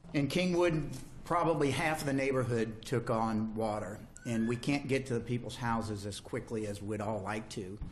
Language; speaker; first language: English; native; English